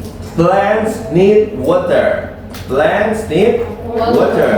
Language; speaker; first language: English; non-native, fluent; Indonesian